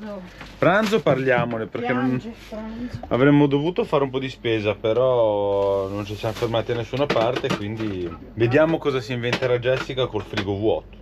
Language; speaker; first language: Italian; native; Italian